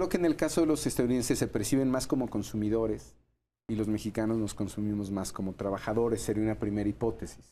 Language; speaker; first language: Spanish; native; Spanish